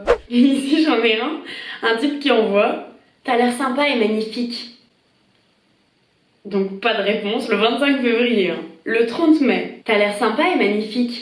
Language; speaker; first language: French; native; French